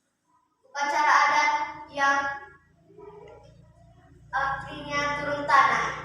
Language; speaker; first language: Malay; non-native, local second language; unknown